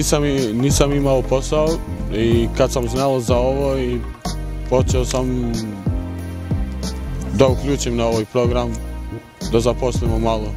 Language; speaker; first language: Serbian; non-native, local second language; Albanian